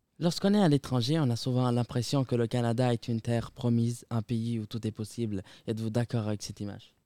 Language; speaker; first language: French; native; French